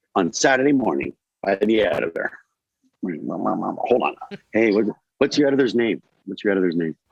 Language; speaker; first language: English; native; English